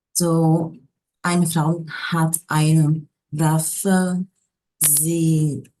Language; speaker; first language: German; non-native, learner; Portuguese